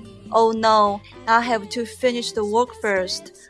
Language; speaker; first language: English; non-native, fluent; Chinese